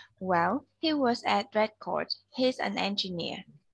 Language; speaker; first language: English; non-native, fluent; Vietnamese